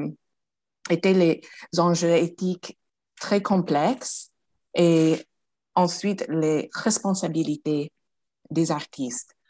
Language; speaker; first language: French; non-native, fluent; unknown